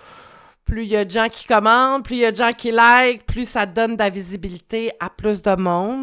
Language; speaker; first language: French; native; French